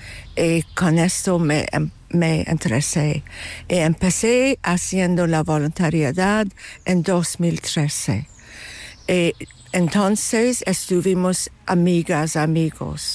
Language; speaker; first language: Spanish; non-native, fluent; English